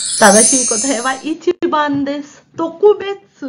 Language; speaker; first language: Japanese; non-native, fluent; Hindi